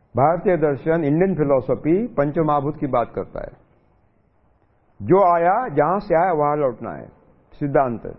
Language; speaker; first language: Hindi; non-native, local second language; Marathi